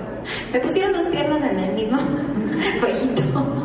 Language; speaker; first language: Spanish; native; Spanish